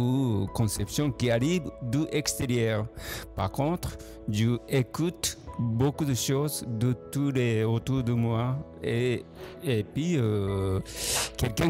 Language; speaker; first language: French; non-native, learner; Japanese